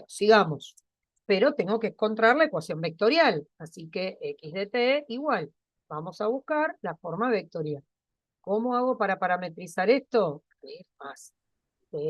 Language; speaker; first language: Spanish; native; Spanish